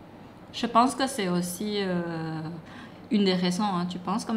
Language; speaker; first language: French; non-native, fluent; Thai